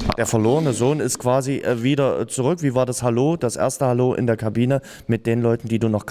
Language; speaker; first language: German; native; German